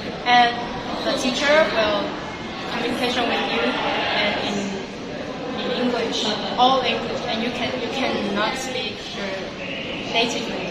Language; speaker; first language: English; non-native, learner; Chinese